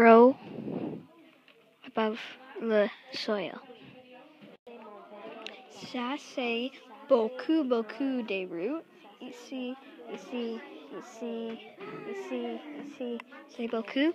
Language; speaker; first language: French; non-native, learner; English